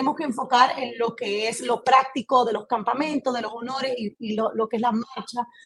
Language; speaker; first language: Spanish; early bilingual, heritage; Spanish